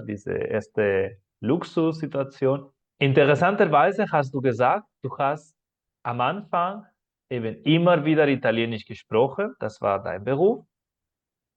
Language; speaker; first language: German; non-native, fluent; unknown